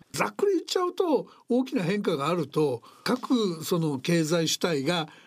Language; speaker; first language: Japanese; native; Japanese